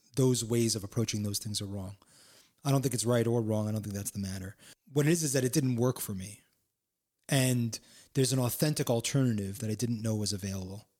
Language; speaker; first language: English; native; English